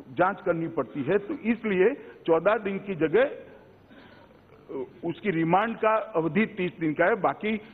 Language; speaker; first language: Hindi; non-native, local second language; Gujarati